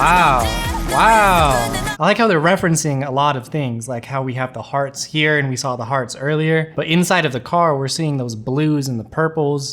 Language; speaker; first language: English; native; English